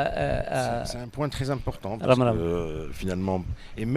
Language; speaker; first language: French; non-native, local second language; Arabic